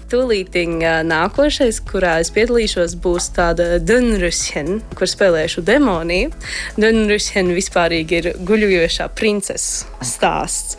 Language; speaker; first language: Latvian; early bilingual, heritage; Latvian